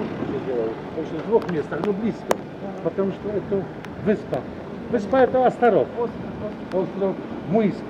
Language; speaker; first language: Russian; non-native, learner; Polish